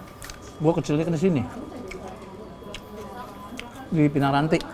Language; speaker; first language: Indonesian; native; Indonesian